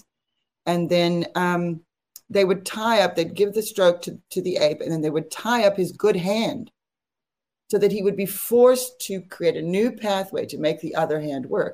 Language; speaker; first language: English; native; English